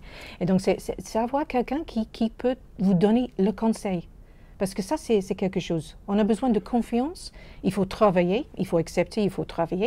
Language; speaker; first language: French; non-native, fluent; English